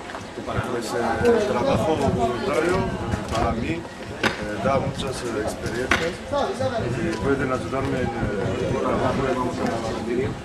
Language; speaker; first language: Spanish; non-native, learner; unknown